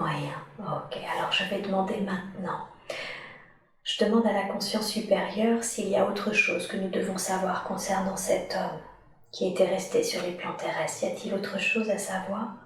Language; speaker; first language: French; native; French